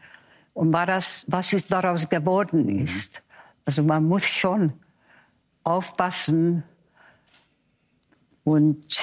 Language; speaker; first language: German; non-native, fluent; Hungarian